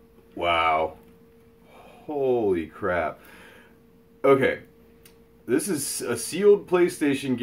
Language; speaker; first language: English; native; English